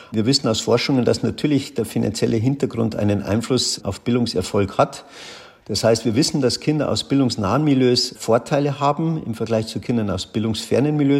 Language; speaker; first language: German; native; German